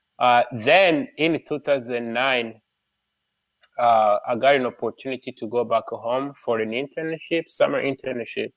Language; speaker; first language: English; non-native, local second language; Kinyarwanda